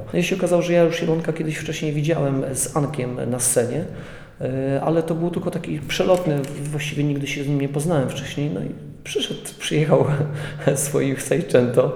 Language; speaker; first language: Polish; native; Polish